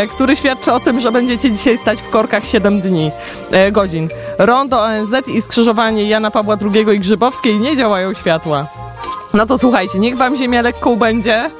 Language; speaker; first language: Polish; native; Polish